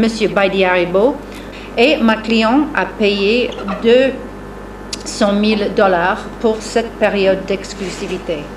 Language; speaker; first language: French; non-native, fluent; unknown